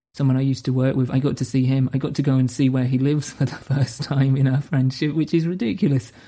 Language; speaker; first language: English; native; English